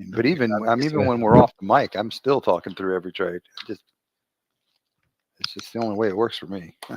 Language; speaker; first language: English; native; English